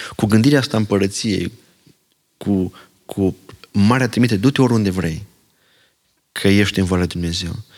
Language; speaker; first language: Romanian; non-native, local second language; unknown